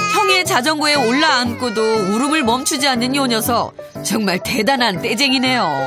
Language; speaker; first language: Korean; native; Korean